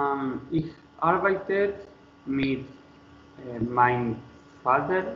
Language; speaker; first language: German; non-native, learner; Spanish